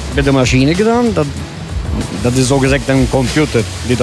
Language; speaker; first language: Dutch; non-native, learner; Romanian